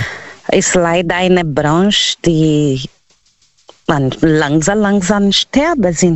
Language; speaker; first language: German; non-native, learner; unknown